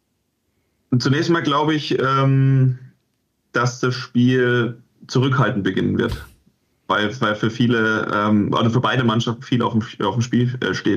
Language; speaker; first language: German; native; German